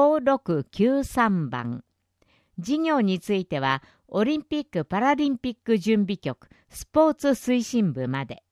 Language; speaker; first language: Japanese; native; Japanese